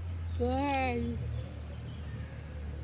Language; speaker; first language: French; non-native, learner; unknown